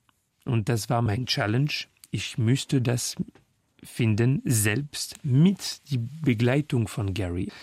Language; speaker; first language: German; non-native, local second language; French